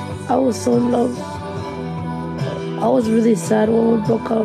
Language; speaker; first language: English; early bilingual, other home language; Spanish